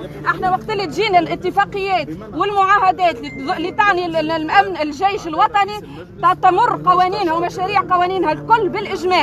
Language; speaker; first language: Arabic; native; Arabic